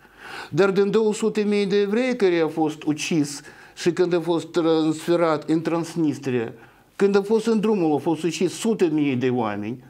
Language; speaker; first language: Romanian; non-native, local second language; Russian